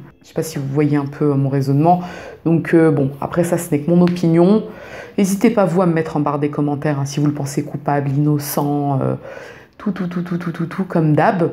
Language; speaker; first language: French; native; French